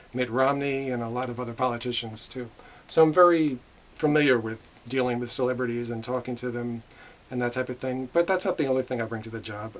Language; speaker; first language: English; native; English